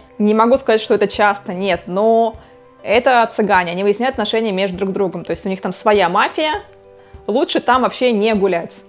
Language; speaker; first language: Russian; native; Russian